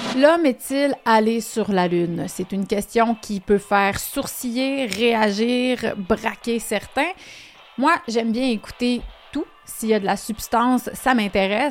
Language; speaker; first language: French; native; French